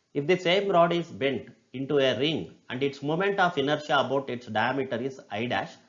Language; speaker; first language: English; non-native, local second language; Kannada